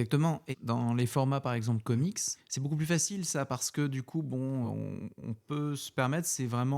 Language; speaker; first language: French; native; French